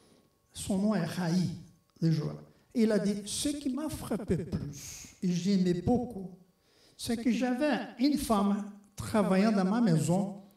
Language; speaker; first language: French; non-native, fluent; Portuguese